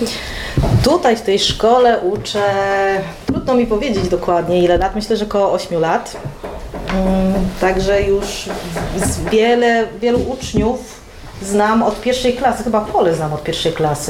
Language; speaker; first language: Polish; native; Polish